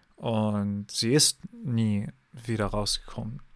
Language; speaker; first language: German; non-native, fluent; English